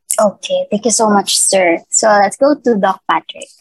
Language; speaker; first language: English; non-native, local second language; Cebuano